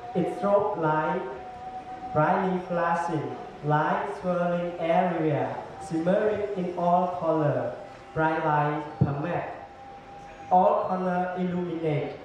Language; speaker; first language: English; non-native, learner; Khmer